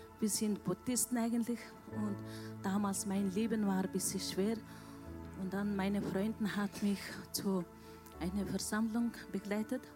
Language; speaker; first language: German; non-native, learner; Mongolian